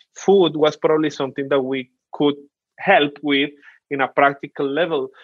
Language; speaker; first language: English; non-native, fluent; Spanish